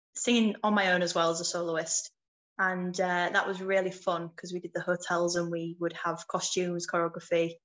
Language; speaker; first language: English; native; English